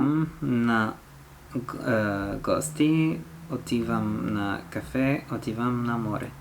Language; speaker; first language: Bulgarian; non-native, learner; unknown